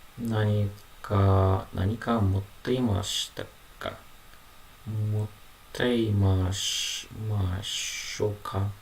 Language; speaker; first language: Japanese; non-native, learner; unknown